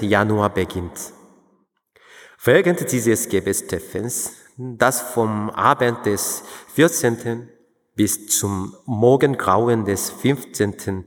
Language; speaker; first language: German; non-native, fluent; Korean